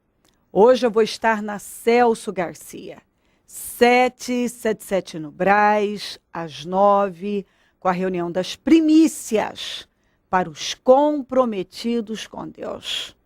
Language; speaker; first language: Portuguese; native; Portuguese